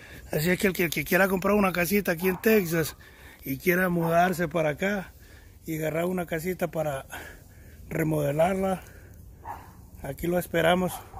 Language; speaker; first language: Spanish; native; Spanish